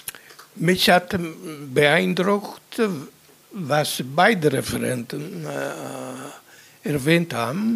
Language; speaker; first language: German; non-native, fluent; Italian